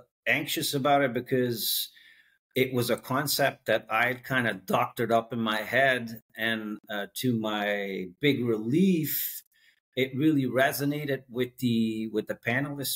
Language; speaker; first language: English; non-native, fluent; Dutch